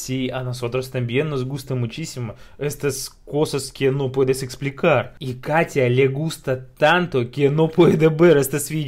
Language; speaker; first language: Spanish; non-native, learner; Russian